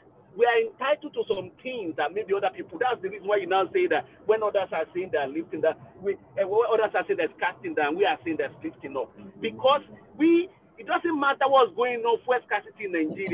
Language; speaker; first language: English; non-native, local second language; Yoruba